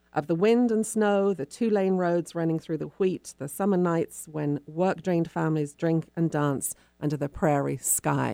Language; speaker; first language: English; native; English